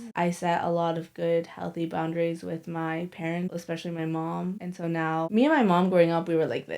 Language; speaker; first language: English; native; English